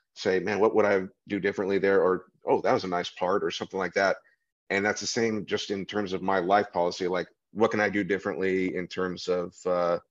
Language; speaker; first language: English; native; English